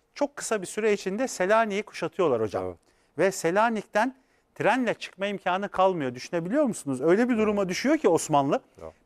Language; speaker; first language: Turkish; native; Turkish